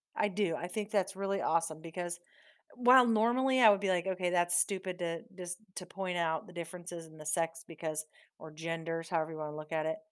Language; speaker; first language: English; native; English